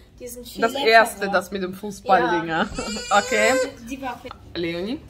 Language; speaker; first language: German; non-native, fluent; Russian